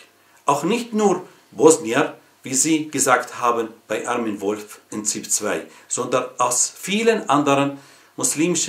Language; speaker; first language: German; non-native, fluent; Arabic